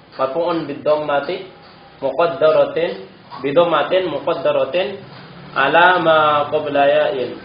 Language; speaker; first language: Arabic; non-native, learner; Indonesian